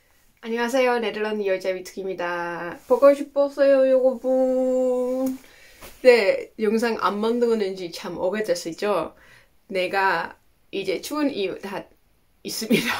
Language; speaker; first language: Korean; non-native, learner; Dutch